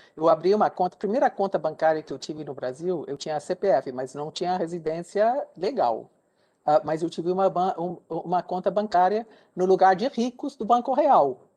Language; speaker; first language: Portuguese; non-native, fluent; English